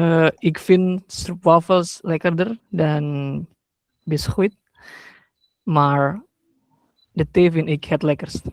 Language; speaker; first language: Dutch; non-native, learner; Indonesian